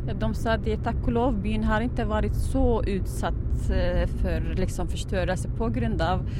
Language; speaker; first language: Swedish; non-native, fluent; Arabic